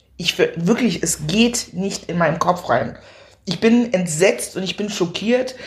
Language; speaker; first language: German; early bilingual, other home language; Akan